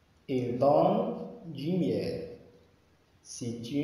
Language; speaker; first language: French; non-native, local second language; Arabic